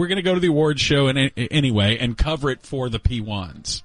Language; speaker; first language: English; native; English